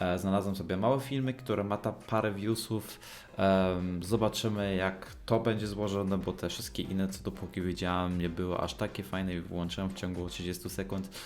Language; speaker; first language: Polish; early bilingual, heritage; Polish